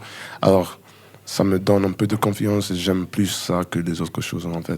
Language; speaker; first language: French; non-native, learner; English